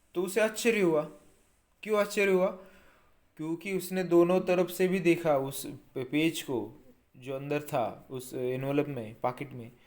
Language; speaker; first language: Hindi; non-native, local second language; Marathi